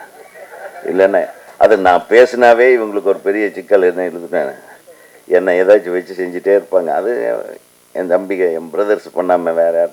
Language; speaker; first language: Tamil; native; Tamil